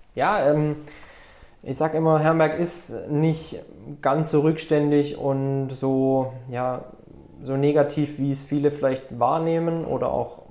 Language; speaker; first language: German; native; German